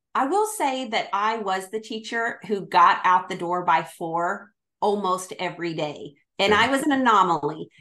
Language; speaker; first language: English; native; English